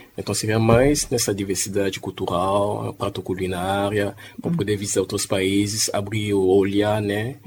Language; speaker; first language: Portuguese; non-native, fluent; French